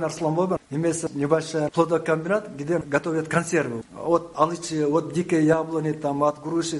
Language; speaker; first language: Russian; non-native, local second language; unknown